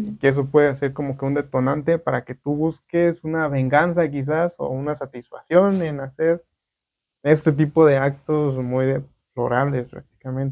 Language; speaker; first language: Spanish; native; Spanish